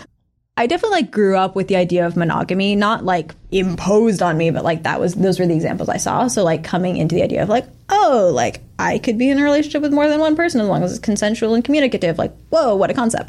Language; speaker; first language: English; native; English